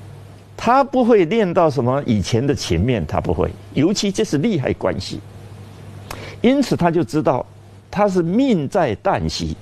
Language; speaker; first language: Chinese; native; Chinese